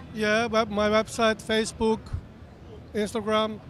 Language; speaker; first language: English; non-native, learner; Icelandic